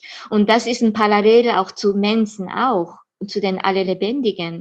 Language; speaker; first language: German; non-native, fluent; Japanese